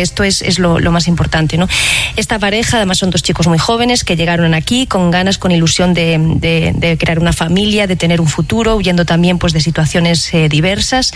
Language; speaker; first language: Spanish; native; Spanish